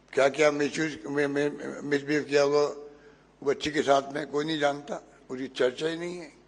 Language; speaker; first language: Hindi; native; Hindi